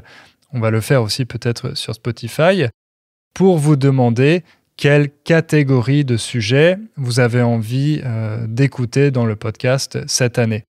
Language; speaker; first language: French; native; French